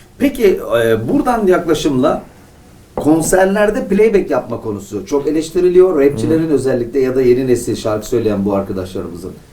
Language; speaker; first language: Turkish; native; Turkish